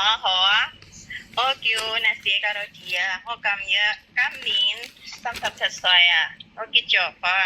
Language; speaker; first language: Cantonese; non-native, learner; Indonesian